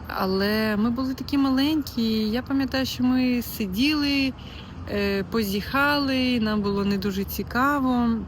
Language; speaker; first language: Ukrainian; native; Ukrainian